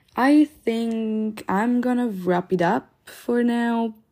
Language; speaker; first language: English; non-native, fluent; Italian